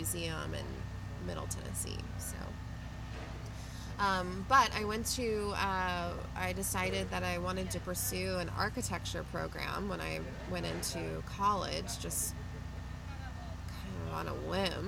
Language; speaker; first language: English; native; English